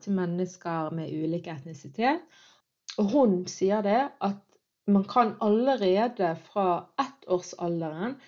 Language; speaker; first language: Norwegian; early bilingual, other home language; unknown